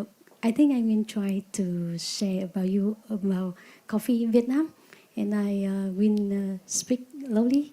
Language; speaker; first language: English; non-native, learner; Vietnamese